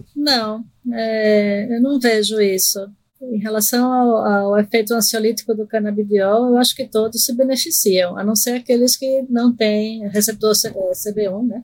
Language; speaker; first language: Portuguese; early bilingual, other home language; Spanish